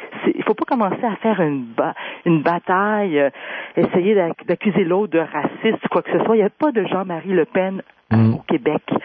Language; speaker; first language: French; native; French